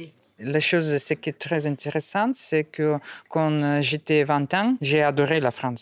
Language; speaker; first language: French; non-native, learner; Russian